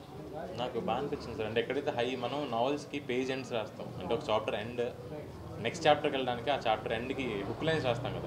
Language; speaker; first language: Telugu; native; Telugu